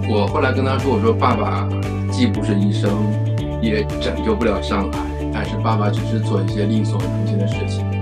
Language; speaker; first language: Chinese; native; Chinese